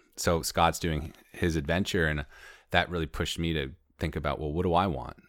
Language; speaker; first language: English; native; English